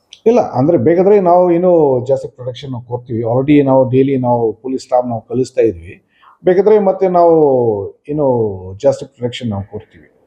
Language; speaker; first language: Kannada; non-native, fluent; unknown